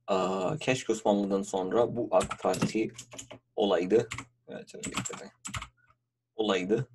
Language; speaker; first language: Turkish; non-native, fluent; Urdu